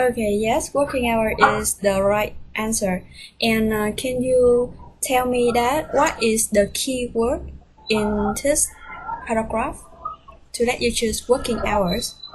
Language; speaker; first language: English; non-native, fluent; Vietnamese